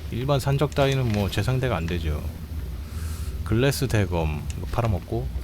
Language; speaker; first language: Korean; native; Korean